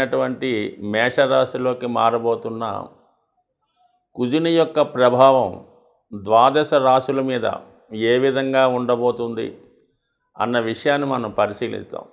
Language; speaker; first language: Telugu; native; Telugu